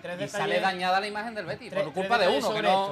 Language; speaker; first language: Spanish; native; Spanish